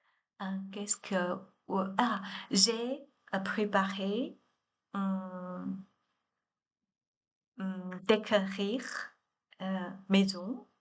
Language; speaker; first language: French; non-native, learner; Chinese